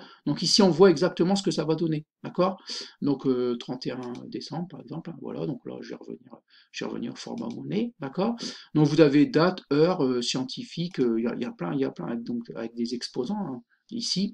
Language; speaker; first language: French; native; French